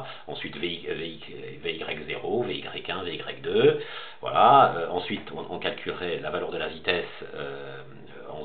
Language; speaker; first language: French; native; French